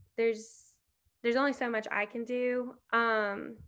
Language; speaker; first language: English; native; English